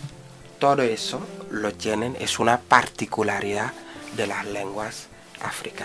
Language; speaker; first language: Spanish; non-native, fluent; Wolof